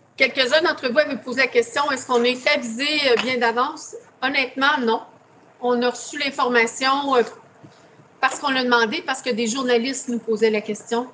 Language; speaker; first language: French; native; French